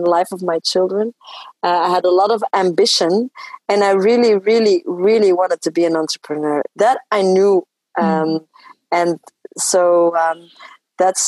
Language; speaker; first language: English; non-native, fluent; French